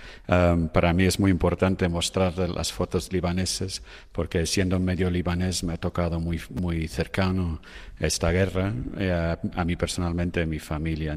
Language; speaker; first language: Spanish; non-native, fluent; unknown